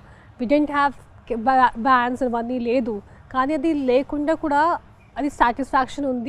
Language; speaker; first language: Telugu; non-native, fluent; Hindi